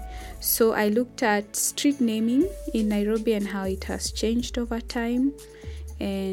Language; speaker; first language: English; non-native, local second language; Kikuyu